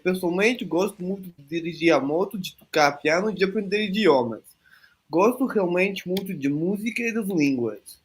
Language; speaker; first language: Portuguese; non-native, fluent; Italian